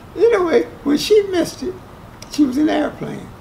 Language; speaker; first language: English; native; English